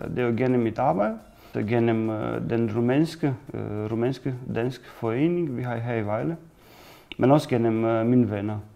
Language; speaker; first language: Danish; non-native, fluent; Romanian